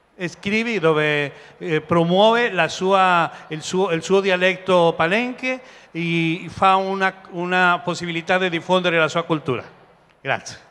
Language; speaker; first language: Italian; non-native, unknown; Spanish